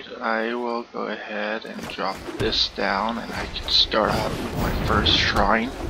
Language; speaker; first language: English; native; English